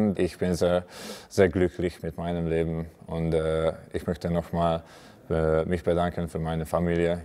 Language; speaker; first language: German; non-native, fluent; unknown